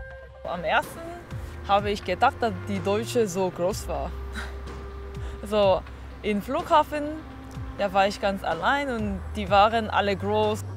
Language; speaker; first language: German; non-native, fluent; Korean